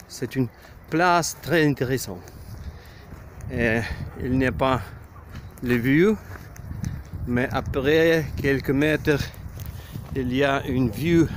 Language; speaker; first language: French; non-native, learner; Ukrainian